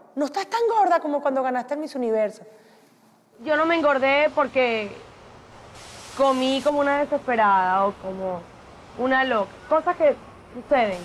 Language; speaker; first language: Spanish; native; Spanish